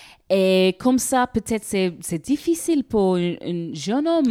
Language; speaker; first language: French; non-native, learner; English